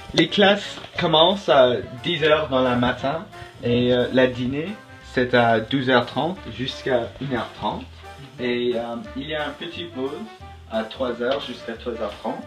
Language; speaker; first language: French; non-native, learner; English